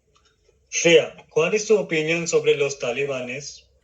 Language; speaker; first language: Spanish; non-native, learner; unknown